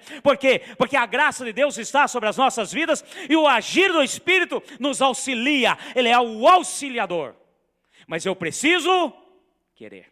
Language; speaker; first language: Portuguese; native; Portuguese